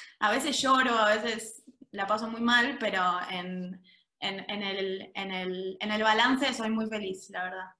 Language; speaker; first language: Spanish; native; Spanish